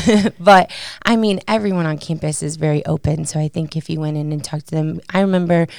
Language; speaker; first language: English; native; English